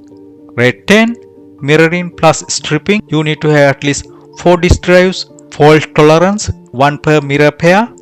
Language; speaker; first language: English; non-native, fluent; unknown